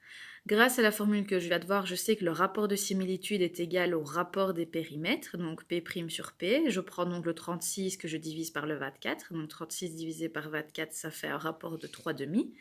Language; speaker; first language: French; native; French